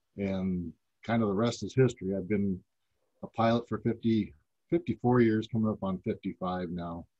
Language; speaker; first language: English; native; English